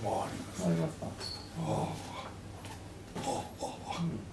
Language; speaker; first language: Japanese; native; Japanese